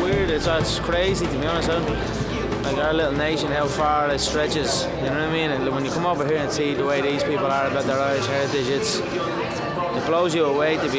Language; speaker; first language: English; native; English